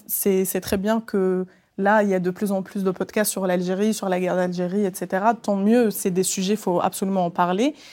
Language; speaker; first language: French; early bilingual, other home language; Arabic